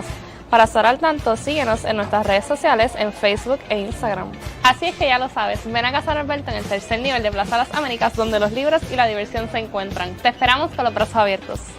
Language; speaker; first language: Spanish; native; Spanish